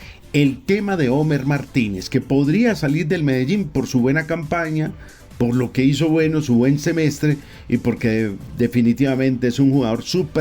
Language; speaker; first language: Spanish; native; Spanish